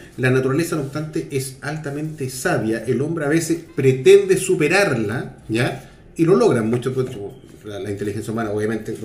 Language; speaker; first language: Spanish; native; Spanish